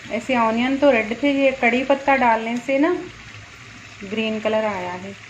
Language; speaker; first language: Hindi; non-native, local second language; Punjabi